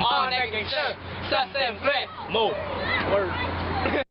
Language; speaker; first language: French; non-native, learner; English